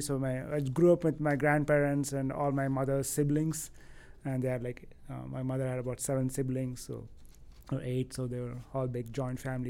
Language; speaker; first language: English; non-native, local second language; Tamil